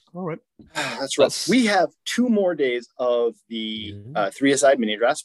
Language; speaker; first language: English; native; English